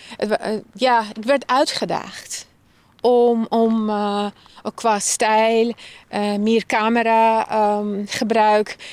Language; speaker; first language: Dutch; non-native, fluent; Persian